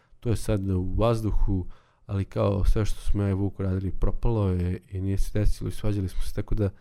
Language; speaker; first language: Serbian; native; Serbian